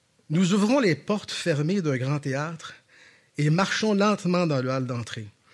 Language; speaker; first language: French; native; French